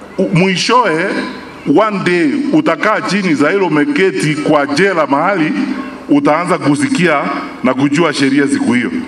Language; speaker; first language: Swahili; non-native, local second language; Gusii